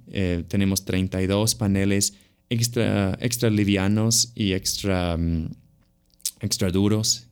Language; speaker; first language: Spanish; non-native, fluent; English